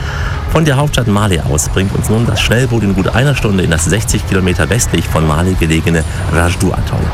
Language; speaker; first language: German; native; German